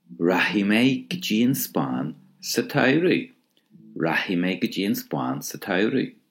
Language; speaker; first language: Irish; non-native, local second language; English